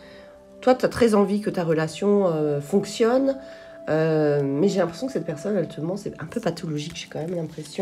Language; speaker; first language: French; native; French